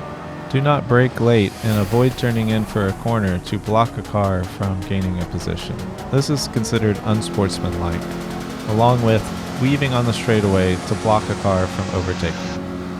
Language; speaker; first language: English; native; English